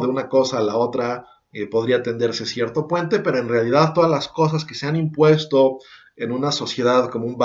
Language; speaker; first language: Spanish; native; Spanish